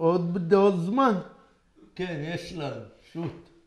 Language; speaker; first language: Hebrew; native; Hebrew